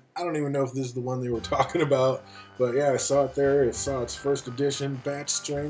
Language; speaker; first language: English; native; English